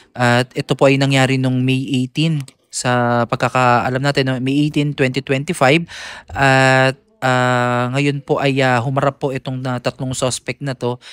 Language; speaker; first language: Filipino; native; Filipino